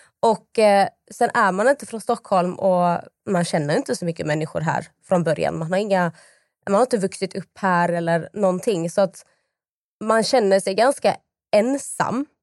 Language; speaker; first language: Swedish; native; Swedish